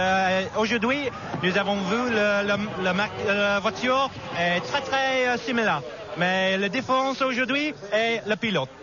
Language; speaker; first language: French; non-native, learner; English